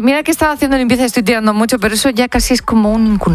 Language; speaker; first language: Spanish; native; Spanish